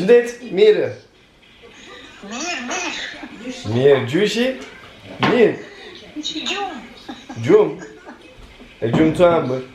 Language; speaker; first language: Albanian; non-native, learner; Turkish